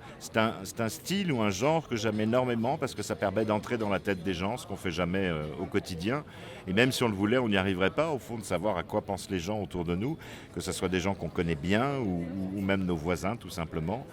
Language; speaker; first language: French; native; French